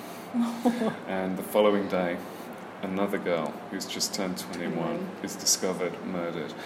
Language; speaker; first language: English; native; English